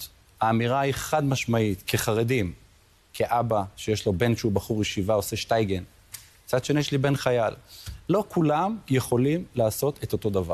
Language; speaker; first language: Hebrew; native; Hebrew